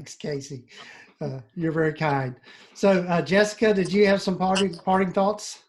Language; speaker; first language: English; native; English